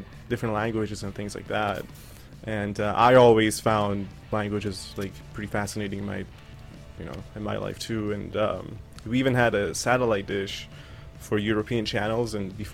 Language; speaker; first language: English; non-native, fluent; Persian